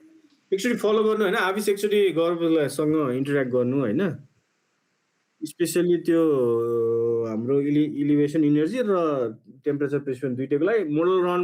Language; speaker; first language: Nepali; native; Nepali